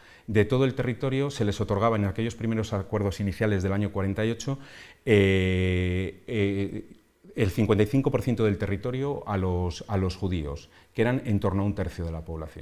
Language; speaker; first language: Spanish; native; Spanish